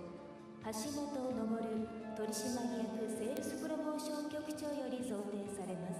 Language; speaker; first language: Japanese; native; Japanese